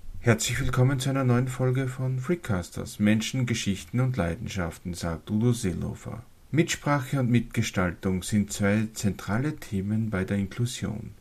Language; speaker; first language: German; native; German